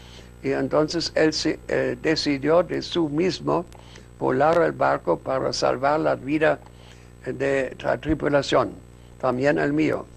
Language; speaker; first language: Spanish; non-native, fluent; German